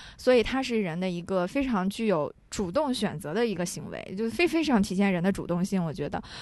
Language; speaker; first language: Chinese; native; Chinese